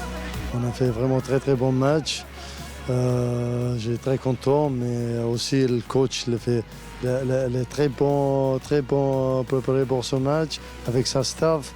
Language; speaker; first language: French; non-native, learner; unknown